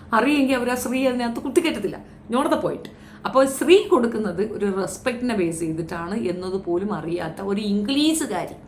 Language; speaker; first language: Malayalam; native; Malayalam